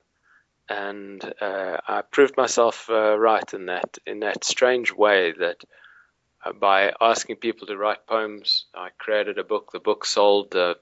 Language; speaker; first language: English; native; English